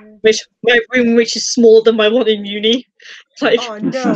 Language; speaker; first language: English; native; English